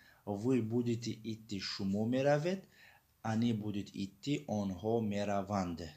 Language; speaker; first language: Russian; non-native, fluent; Tajik